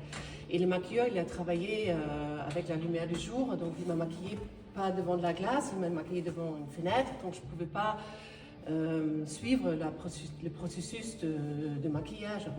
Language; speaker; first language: French; non-native, fluent; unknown